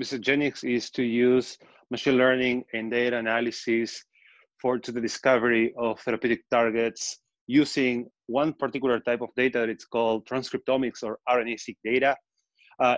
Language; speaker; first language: English; non-native, fluent; Spanish